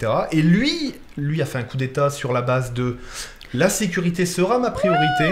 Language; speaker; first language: French; native; French